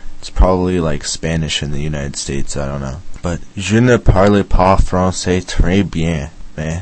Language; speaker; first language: English; native; English